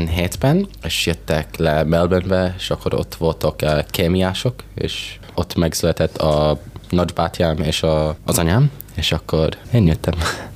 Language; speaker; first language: Hungarian; early bilingual, heritage; English